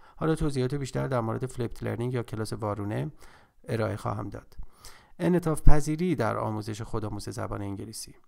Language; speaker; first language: Persian; native; Persian